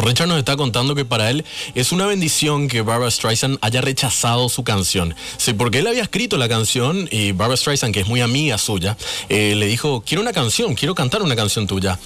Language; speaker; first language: Spanish; native; Spanish